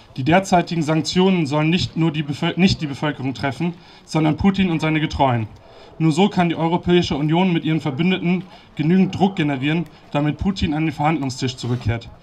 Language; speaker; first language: German; native; German